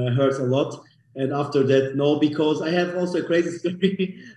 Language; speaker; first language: English; non-native, learner; German